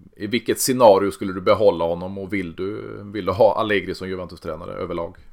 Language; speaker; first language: Swedish; native; Swedish